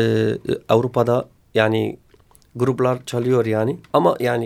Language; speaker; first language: Turkish; non-native, learner; Kurdish